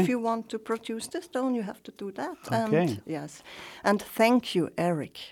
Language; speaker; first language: English; non-native, fluent; German